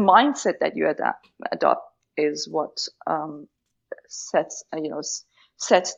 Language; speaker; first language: English; non-native, fluent; Persian